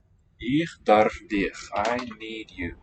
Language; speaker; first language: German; non-native, learner; English